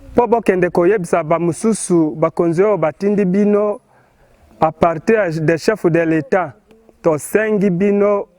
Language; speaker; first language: Lingala; non-native, local second language; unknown